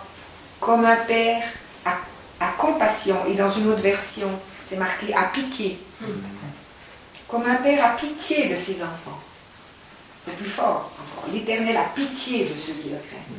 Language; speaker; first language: French; native; French